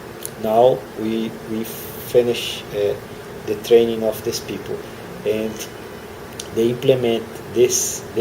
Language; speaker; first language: English; non-native, learner; Portuguese